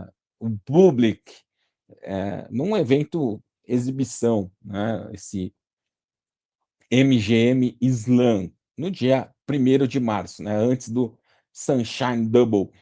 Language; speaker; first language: Portuguese; native; Portuguese